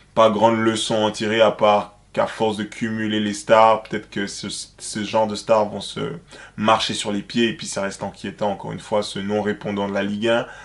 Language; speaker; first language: French; native; French